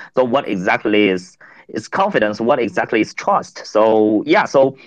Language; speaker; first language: English; non-native, fluent; Chinese